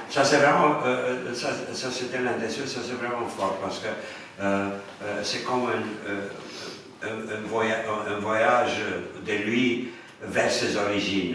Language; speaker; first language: French; non-native, fluent; Romanian